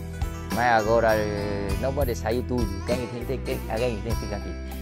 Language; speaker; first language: Portuguese; non-native, learner; Vietnamese